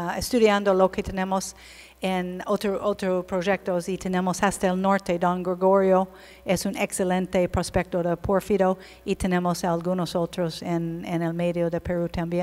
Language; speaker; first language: Spanish; non-native, learner; English